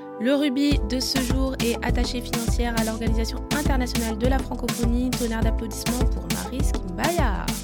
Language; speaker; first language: French; native; French